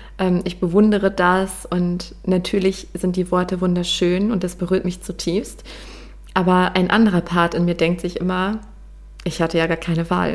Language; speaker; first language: German; native; German